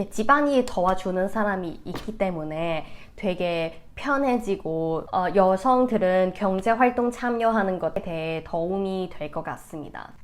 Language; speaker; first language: Korean; non-native, fluent; Cantonese